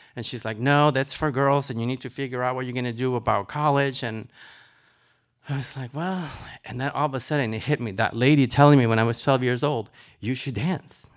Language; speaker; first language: English; early bilingual, other home language; Spanish